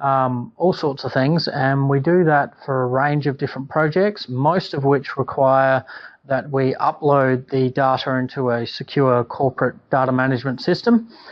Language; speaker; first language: English; native; English